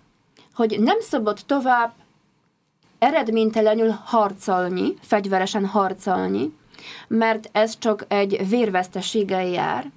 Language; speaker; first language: Hungarian; non-native, fluent; Polish